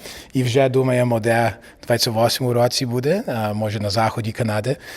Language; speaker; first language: Ukrainian; early bilingual, heritage; English